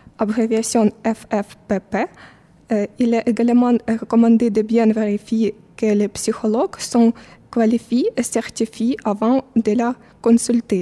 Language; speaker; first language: French; non-native, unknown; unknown